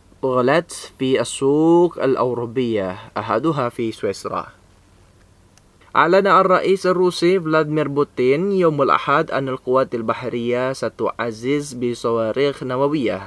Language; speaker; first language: Arabic; non-native, fluent; Indonesian